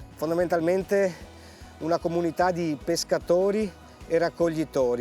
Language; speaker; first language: Italian; native; Italian